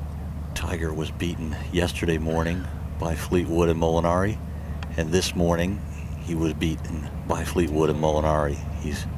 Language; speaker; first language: English; native; English